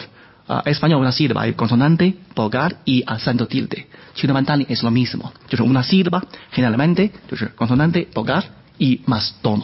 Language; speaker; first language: Spanish; non-native, learner; Chinese